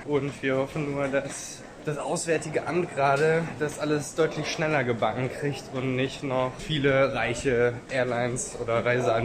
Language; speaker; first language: German; native; German